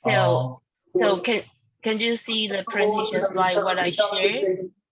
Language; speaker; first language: English; non-native, learner; Chinese